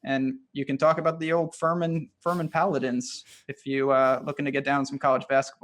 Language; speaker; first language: English; native; English